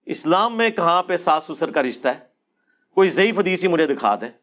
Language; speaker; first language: Urdu; non-native, local second language; Punjabi